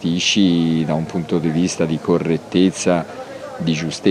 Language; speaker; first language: Italian; native; Italian